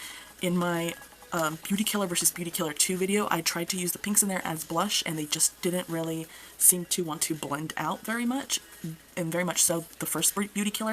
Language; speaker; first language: English; native; English